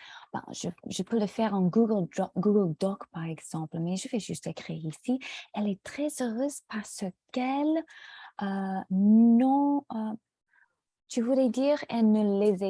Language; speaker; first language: French; non-native, fluent; English